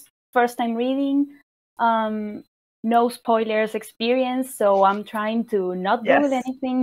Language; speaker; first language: English; non-native, fluent; Spanish